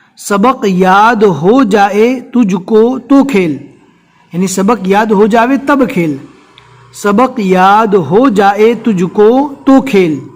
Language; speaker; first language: Urdu; non-native, local second language; Gujarati